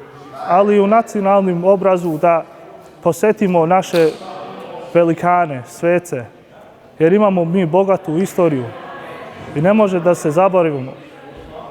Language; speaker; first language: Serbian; early bilingual, heritage; Serbian